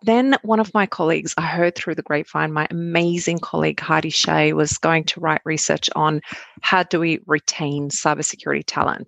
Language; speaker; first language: English; non-native, fluent; Arabic